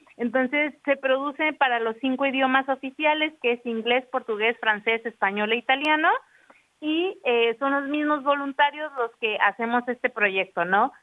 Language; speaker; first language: Spanish; native; Spanish